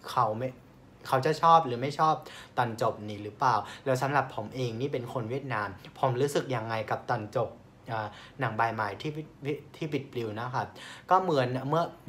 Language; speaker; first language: Thai; non-native, fluent; Vietnamese